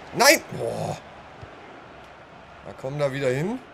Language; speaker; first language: German; native; German